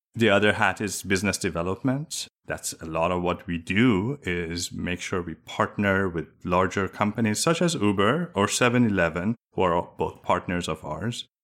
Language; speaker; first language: English; early bilingual, other home language; Persian